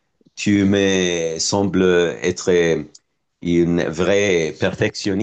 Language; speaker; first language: French; non-native, fluent; Spanish